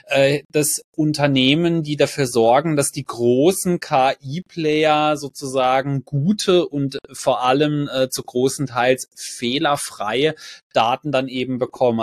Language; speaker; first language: German; native; German